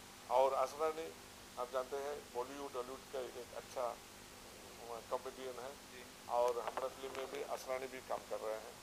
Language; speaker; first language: Hindi; non-native, local second language; Assamese